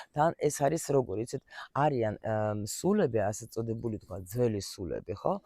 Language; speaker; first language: Georgian; early bilingual, heritage; Russian